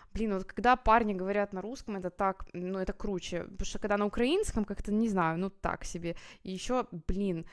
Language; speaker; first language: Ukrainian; native; Ukrainian